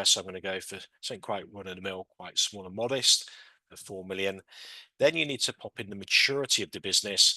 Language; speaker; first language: English; native; English